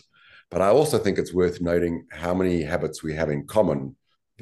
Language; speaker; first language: English; native; English